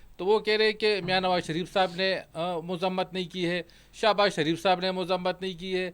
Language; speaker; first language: Urdu; non-native, local second language; Pashto